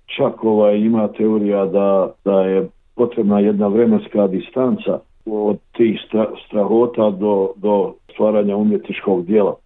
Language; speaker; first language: Bosnian; native; Bosnian